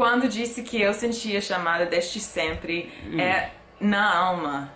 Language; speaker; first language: Portuguese; non-native, fluent; English